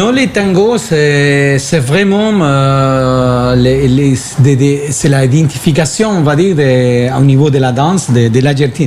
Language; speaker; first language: French; non-native, fluent; Spanish